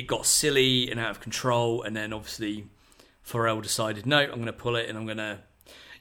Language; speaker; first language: English; native; English